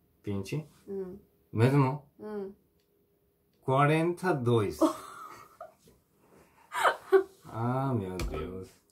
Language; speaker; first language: Portuguese; non-native, learner; Korean